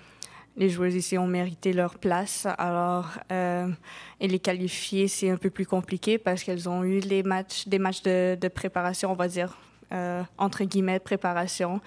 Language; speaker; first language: French; non-native, local second language; English